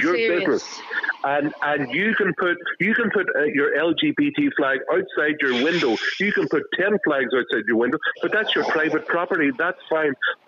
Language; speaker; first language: English; native; English